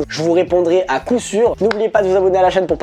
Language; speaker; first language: French; native; French